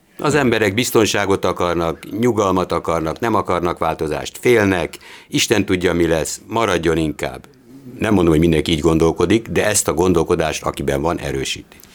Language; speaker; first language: Hungarian; native; Hungarian